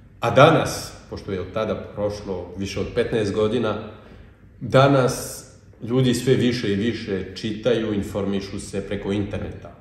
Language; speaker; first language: Bosnian; non-native, fluent; French